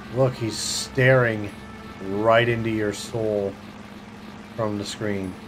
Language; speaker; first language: English; native; English